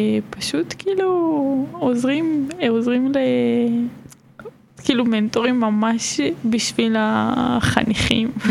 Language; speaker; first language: Hebrew; non-native, fluent; Georgian